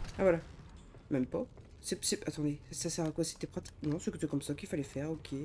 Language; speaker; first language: French; native; French